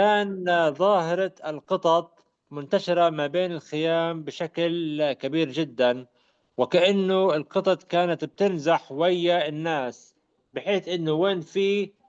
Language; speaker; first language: Arabic; native; Arabic